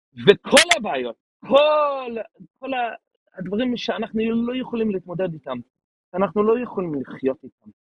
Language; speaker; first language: Hebrew; non-native, fluent; English